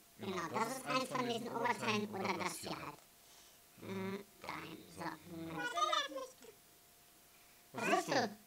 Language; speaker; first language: German; native; German